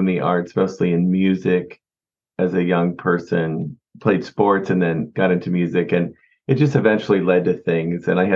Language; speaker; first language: English; native; English